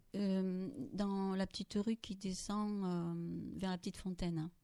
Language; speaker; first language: French; native; French